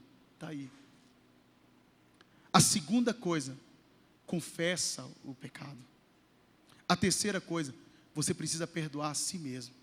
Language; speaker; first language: Portuguese; native; Portuguese